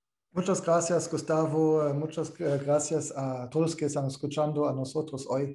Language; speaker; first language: Spanish; non-native, fluent; German